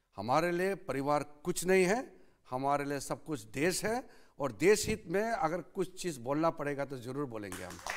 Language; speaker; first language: Hindi; non-native, local second language; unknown